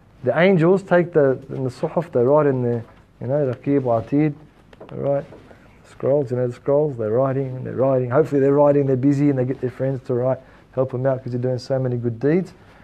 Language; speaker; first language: English; native; English